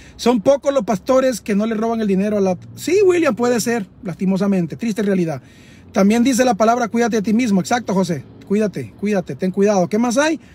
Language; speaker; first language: Spanish; native; Spanish